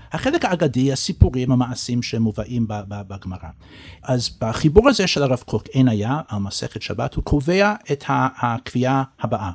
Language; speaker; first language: Hebrew; non-native, fluent; English